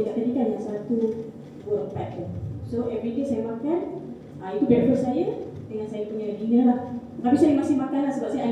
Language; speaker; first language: Malay; native; Malay